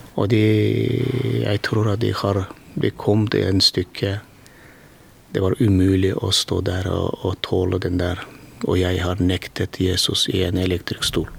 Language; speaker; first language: Norwegian; non-native, fluent; Turkmen